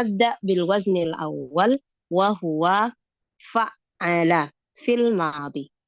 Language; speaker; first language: Arabic; non-native, fluent; Indonesian